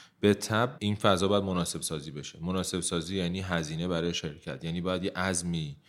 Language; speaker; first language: Persian; native; Persian